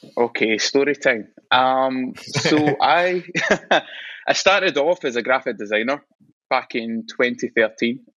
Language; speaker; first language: English; native; English